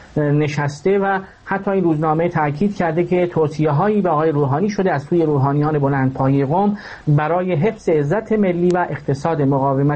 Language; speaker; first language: Persian; native; Persian